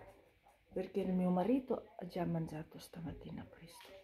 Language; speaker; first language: Italian; non-native, fluent; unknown